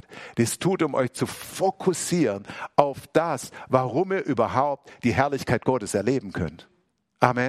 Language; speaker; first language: German; native; German